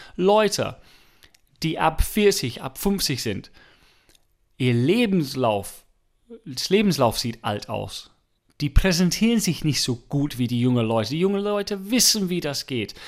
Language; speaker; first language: German; non-native, fluent; English